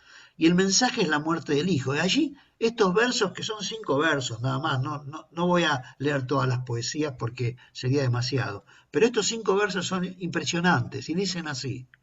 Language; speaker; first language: Spanish; native; Spanish